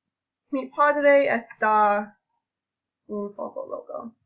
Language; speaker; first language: Spanish; non-native, learner; English